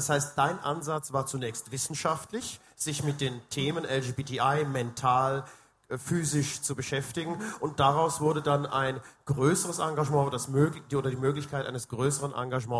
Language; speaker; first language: German; native; German